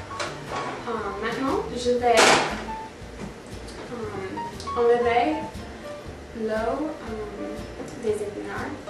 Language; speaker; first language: French; non-native, learner; English